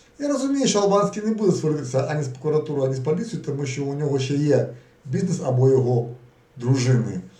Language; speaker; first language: Ukrainian; native; Ukrainian